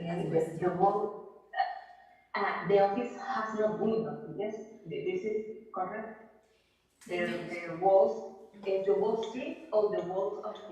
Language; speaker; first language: English; non-native, learner; Spanish